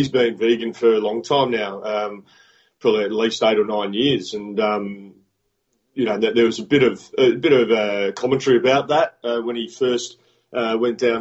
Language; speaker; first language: English; native; English